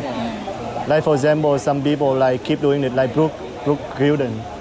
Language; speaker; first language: English; non-native, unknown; Vietnamese